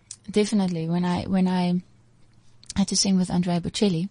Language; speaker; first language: English; non-native, local second language; Afrikaans